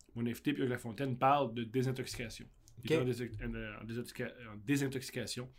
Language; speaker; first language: French; native; French